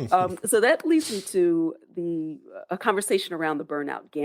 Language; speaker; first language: English; native; English